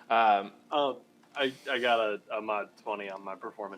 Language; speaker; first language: English; native; English